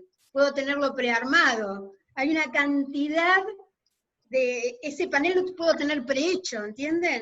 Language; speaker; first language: Spanish; native; Spanish